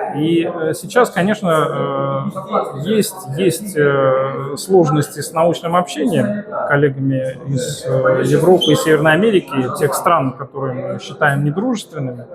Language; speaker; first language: Russian; native; Russian